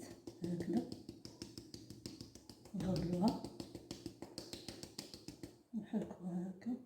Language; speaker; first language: Arabic; native; Arabic